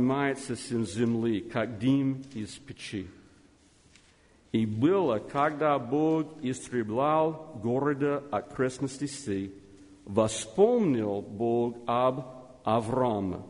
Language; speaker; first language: Russian; non-native, learner; English